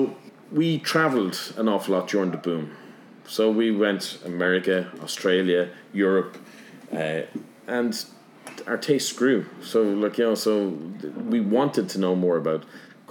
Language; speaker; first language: English; native; English